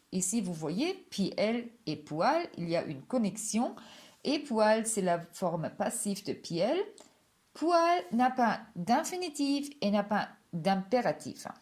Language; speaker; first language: French; non-native, fluent; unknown